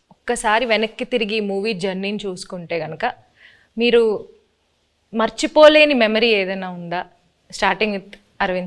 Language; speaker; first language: Telugu; native; Telugu